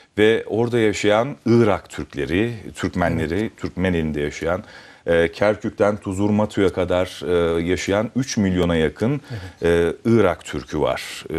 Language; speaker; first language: Turkish; native; Turkish